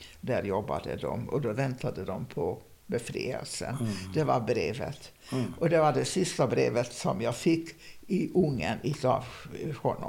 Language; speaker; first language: Swedish; non-native, fluent; Hungarian